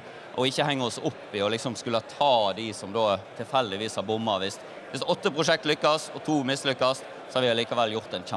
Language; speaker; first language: Norwegian; native; Norwegian